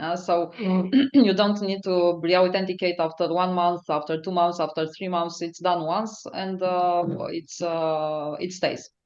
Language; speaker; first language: English; non-native, fluent; Romanian